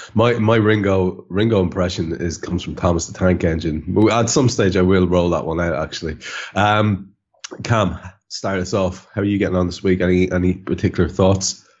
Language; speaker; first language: English; native; English